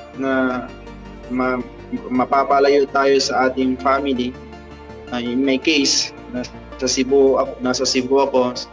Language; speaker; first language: Filipino; non-native, local second language; Maguindanaon